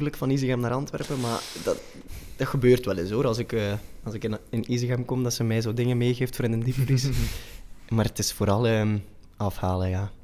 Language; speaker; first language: Dutch; native; Dutch